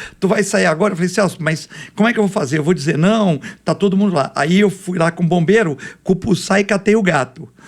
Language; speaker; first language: Portuguese; native; Portuguese